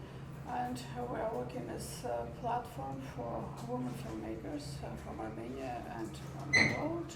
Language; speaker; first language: English; non-native, learner; Armenian